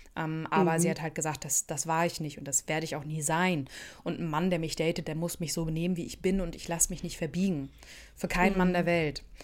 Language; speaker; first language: German; native; German